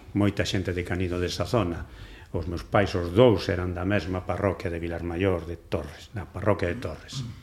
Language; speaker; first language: Galician; non-native, local second language; Spanish